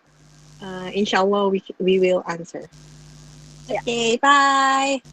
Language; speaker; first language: English; non-native, local second language; Malay